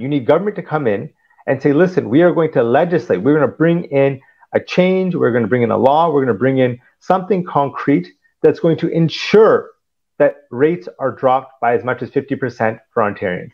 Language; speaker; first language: English; early bilingual, other home language; Punjabi